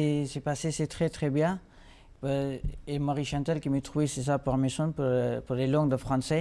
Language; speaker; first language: French; non-native, learner; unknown